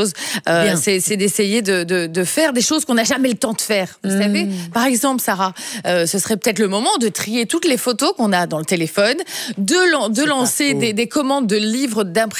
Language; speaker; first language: French; native; French